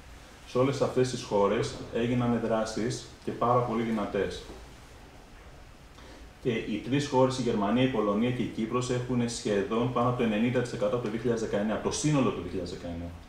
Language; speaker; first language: Greek; native; Greek